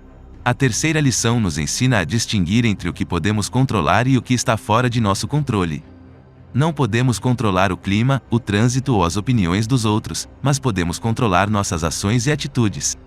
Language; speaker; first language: Portuguese; native; Portuguese